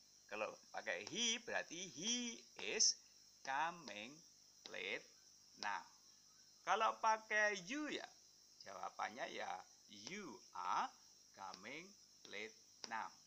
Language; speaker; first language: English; non-native, fluent; Indonesian